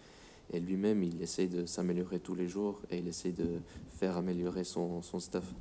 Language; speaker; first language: French; non-native, fluent; English